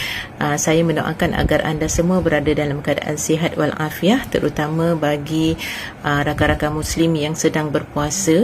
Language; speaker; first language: Malay; native; Malay